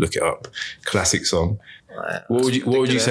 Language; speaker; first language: English; native; English